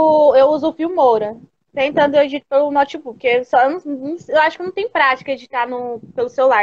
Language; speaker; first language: Portuguese; native; Portuguese